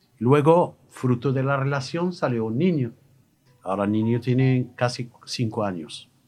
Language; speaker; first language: Spanish; non-native, fluent; Arabic